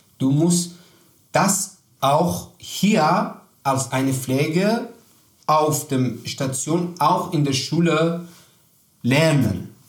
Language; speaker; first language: German; non-native, learner; Persian